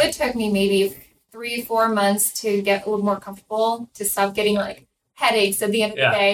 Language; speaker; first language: English; non-native, fluent; Ukrainian